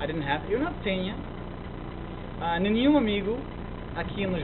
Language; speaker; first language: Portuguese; non-native, learner; English